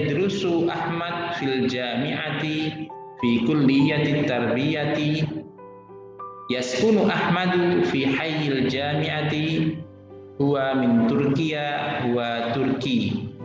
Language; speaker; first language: Arabic; non-native, fluent; Indonesian